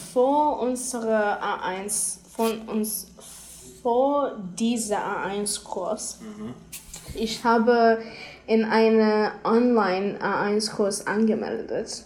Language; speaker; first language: German; non-native, learner; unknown